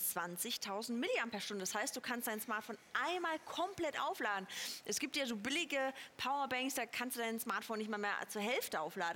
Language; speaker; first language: German; native; German